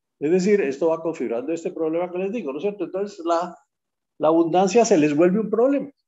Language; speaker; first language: Spanish; native; Spanish